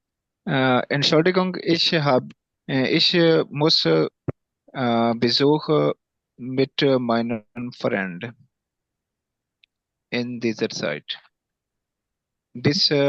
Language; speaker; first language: German; non-native, learner; Urdu